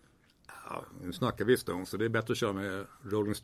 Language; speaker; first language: Swedish; native; Swedish